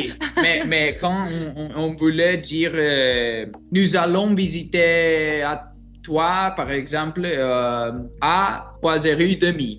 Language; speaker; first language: French; non-native, learner; Greek